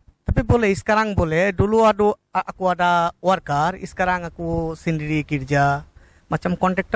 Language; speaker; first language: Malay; non-native, learner; Bangla